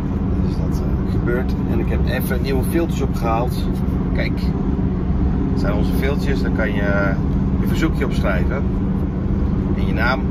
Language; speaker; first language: Dutch; native; Dutch